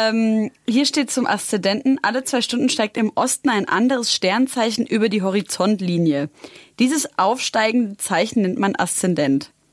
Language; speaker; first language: German; early bilingual, other home language; Arabic